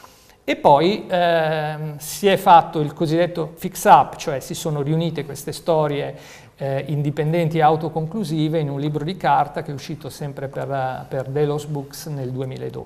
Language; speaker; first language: Italian; native; Italian